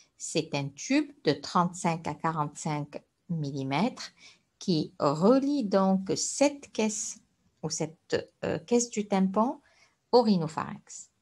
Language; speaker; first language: French; non-native, local second language; Arabic